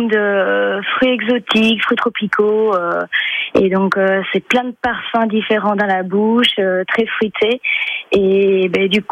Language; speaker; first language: French; native; French